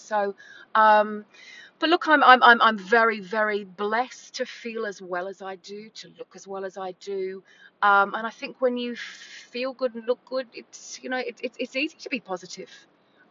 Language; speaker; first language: English; native; English